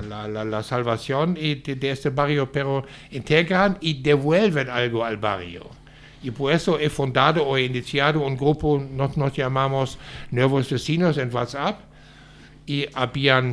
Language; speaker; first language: Spanish; non-native, fluent; German